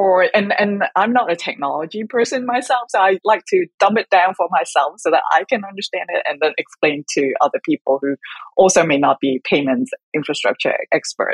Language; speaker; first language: English; non-native, local second language; Cantonese